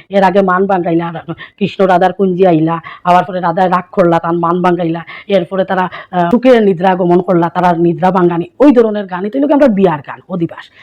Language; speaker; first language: Bangla; native; Bangla